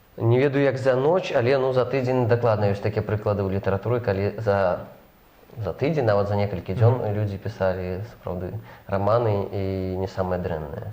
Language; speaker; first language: Belarusian; non-native, local second language; Russian